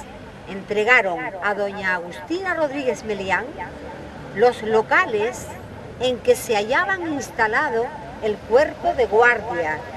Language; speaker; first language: Spanish; native; Spanish